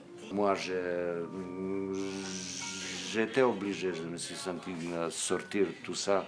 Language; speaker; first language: French; non-native, fluent; Serbian